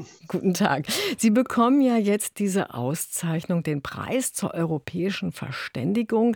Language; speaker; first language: German; native; German